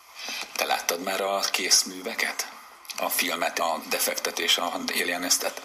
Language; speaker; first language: Hungarian; native; Hungarian